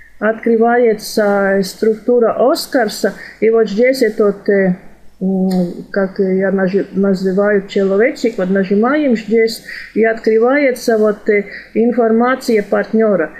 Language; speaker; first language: Russian; non-native, fluent; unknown